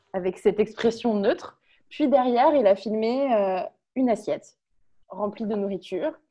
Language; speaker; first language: French; native; French